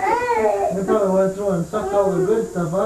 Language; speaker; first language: English; native; English